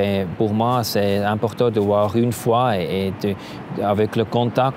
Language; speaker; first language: French; non-native, learner; German